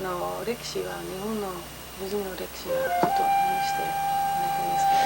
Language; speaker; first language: Japanese; non-native, learner; English